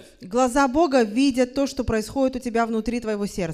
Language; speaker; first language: Russian; native; Russian